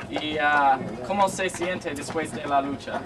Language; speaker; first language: Spanish; non-native, learner; English